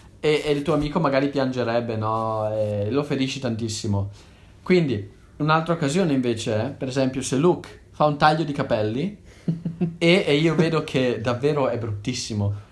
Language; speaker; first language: Italian; native; Italian